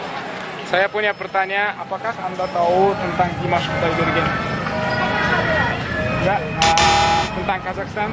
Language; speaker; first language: Indonesian; non-native, learner; Kazakh